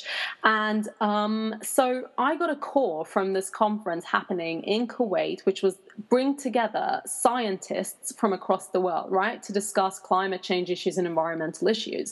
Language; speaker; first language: English; non-native, fluent; Persian